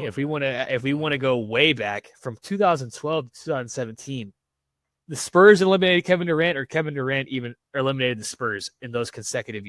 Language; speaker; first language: English; native; English